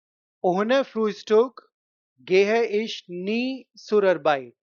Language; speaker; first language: German; non-native, fluent; Hindi